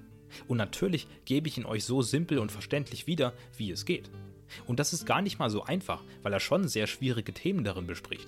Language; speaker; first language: German; native; German